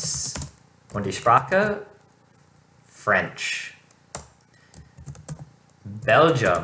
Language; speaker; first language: German; non-native, fluent; English